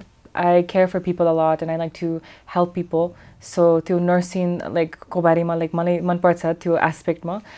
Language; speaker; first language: Nepali; early bilingual, heritage; English